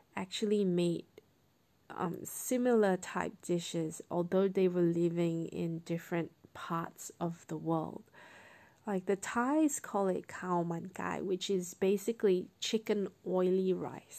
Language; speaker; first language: English; non-native, local second language; Cantonese